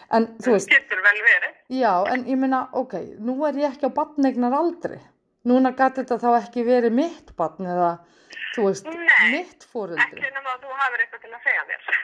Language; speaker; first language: Icelandic; non-native, fluent; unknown